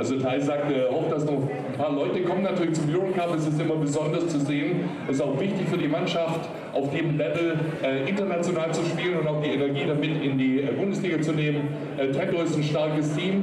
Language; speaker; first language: German; native; German